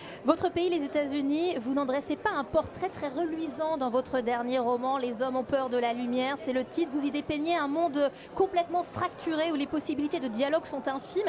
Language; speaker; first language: French; native; French